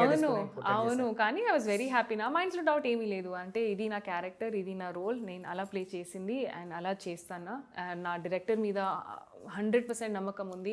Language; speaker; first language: Telugu; non-native, local second language; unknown